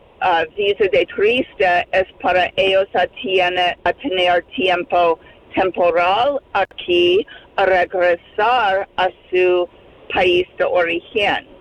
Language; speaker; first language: Spanish; non-native, fluent; English